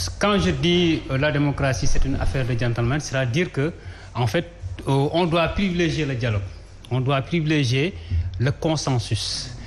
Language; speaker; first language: French; non-native, local second language; Wolof